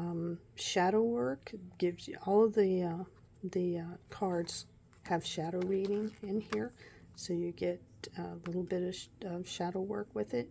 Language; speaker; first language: English; native; English